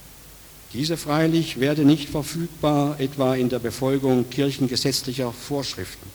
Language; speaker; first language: German; native; German